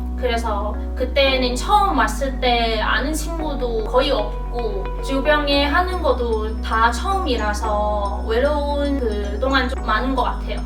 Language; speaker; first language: Korean; non-native, fluent; Cantonese